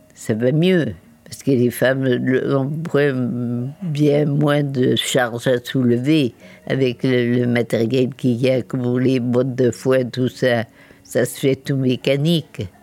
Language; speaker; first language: French; native; French